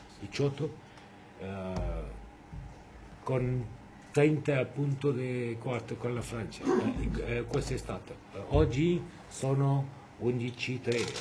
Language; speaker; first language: Italian; non-native, fluent; French